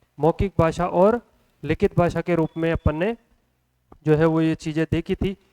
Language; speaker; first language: Hindi; native; Hindi